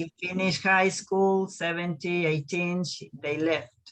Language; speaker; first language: English; non-native, learner; Spanish